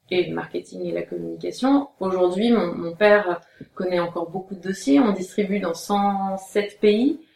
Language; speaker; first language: French; native; French